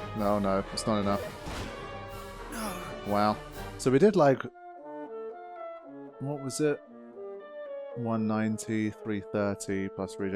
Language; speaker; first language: English; native; English